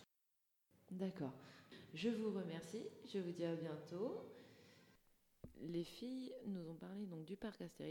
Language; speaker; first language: French; native; French